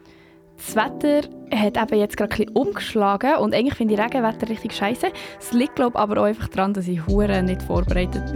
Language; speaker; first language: German; native; German